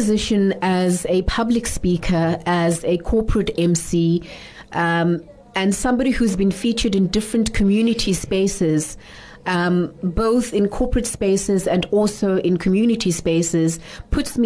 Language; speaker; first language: English; non-native, local second language; Xhosa